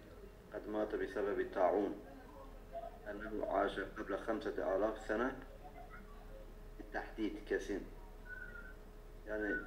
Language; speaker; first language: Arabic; non-native, learner; Turkish